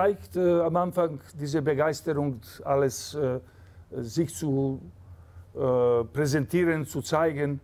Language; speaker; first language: German; non-native, fluent; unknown